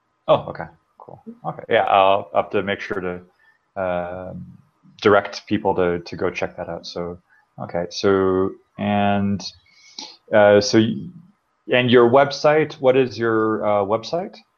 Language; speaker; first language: English; native; English